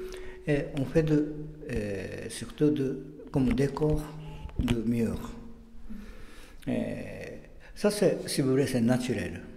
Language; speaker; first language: French; non-native, fluent; Japanese